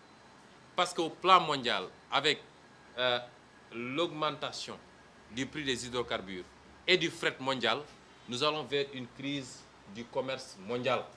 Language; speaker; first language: French; non-native, local second language; Wolof